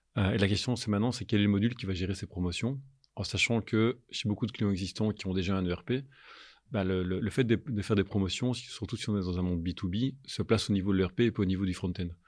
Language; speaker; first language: French; native; French